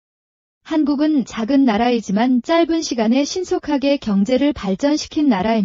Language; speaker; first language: Korean; non-native, learner; Nepali